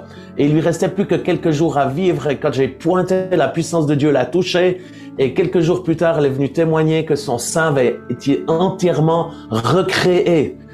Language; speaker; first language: French; native; French